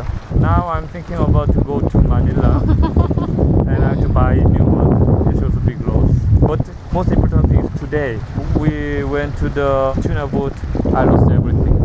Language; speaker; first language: English; non-native, learner; Korean